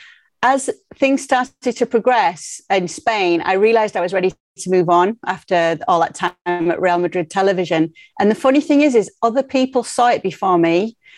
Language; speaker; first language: English; native; English